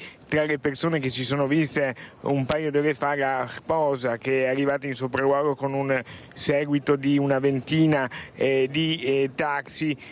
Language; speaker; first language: Italian; native; Italian